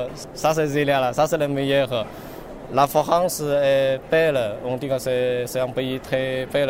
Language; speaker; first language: French; non-native, learner; Chinese